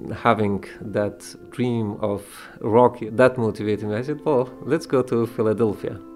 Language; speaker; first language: English; non-native, fluent; Persian